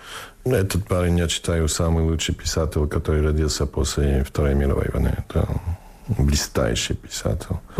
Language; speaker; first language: Russian; non-native, fluent; English